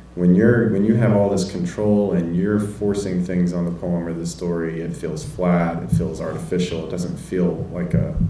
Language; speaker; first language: English; native; English